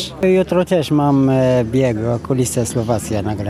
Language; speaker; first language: Polish; non-native, learner; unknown